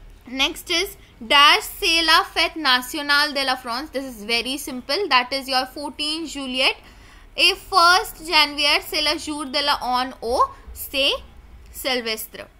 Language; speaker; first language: French; non-native, learner; Hindi